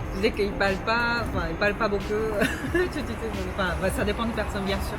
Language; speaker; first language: French; non-native, fluent; Japanese